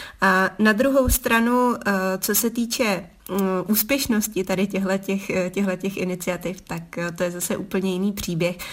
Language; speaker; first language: Czech; native; Czech